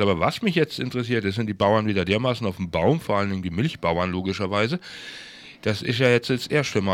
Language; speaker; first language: German; native; German